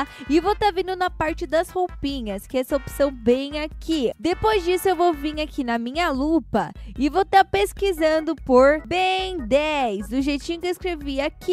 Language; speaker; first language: Portuguese; native; Portuguese